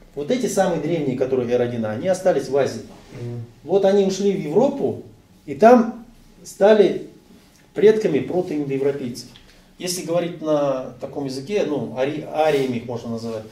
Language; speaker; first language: Russian; native; Russian